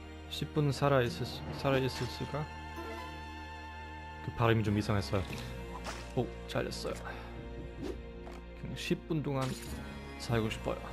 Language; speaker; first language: Korean; non-native, learner; German